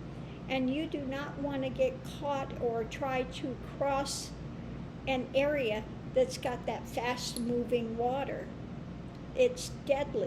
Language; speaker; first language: English; native; English